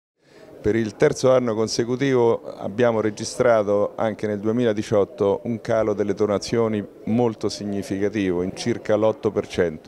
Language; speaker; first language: Italian; native; Italian